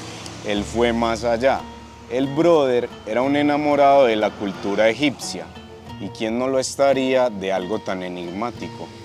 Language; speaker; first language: Spanish; native; Spanish